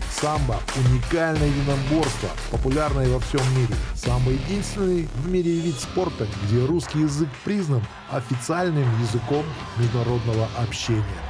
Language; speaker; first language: Russian; native; Russian